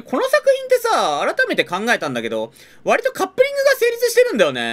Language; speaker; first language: Japanese; native; Japanese